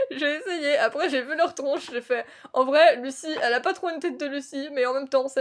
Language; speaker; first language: French; native; French